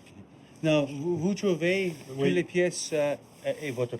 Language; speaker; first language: French; non-native, learner; English